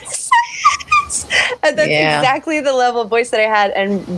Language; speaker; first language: English; native; English